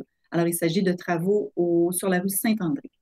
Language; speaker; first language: French; native; French